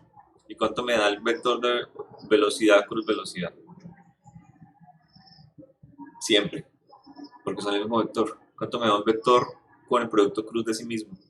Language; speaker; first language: Spanish; native; Spanish